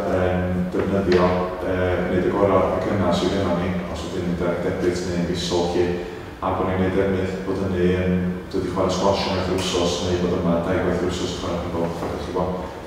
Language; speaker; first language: Welsh; native; Welsh